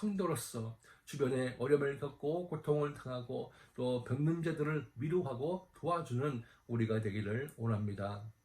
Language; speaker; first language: Korean; native; Korean